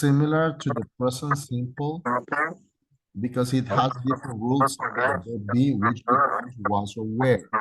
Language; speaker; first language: English; non-native, fluent; Spanish